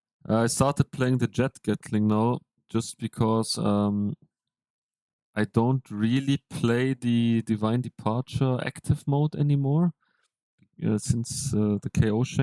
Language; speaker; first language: English; non-native, fluent; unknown